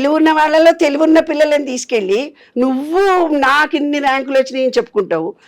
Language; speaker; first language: Telugu; native; Telugu